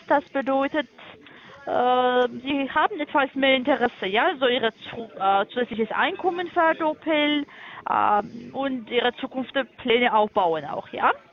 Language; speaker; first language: German; non-native, learner; Turkish